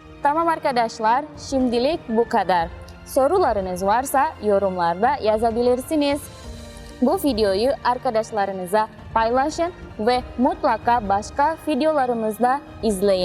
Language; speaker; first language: Turkish; non-native, fluent; Indonesian